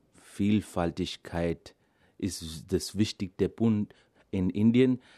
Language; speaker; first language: German; non-native, fluent; Malayalam